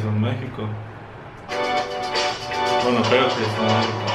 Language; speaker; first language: Spanish; non-native, fluent; Russian